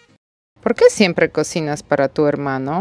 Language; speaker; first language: Spanish; non-native, fluent; Polish